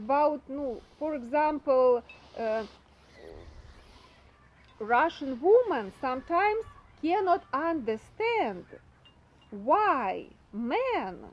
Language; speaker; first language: English; non-native, learner; Russian